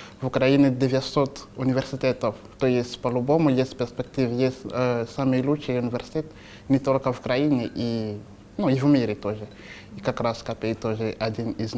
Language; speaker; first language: Russian; non-native, learner; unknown